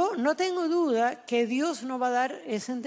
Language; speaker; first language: Spanish; native; Spanish